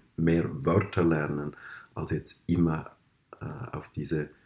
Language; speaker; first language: German; native; German